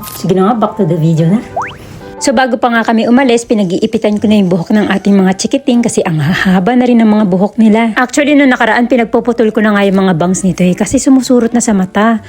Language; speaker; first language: Filipino; native; Filipino